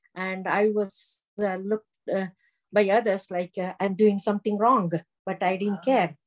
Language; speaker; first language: English; non-native, local second language; Tamil